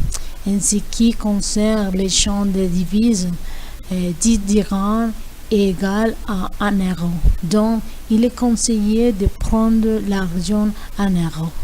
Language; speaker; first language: French; non-native, learner; Spanish